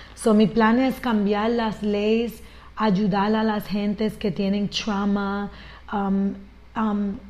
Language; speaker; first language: English; early bilingual, other home language; Spanish